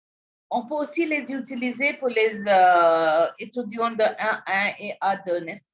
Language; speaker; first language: French; non-native, learner; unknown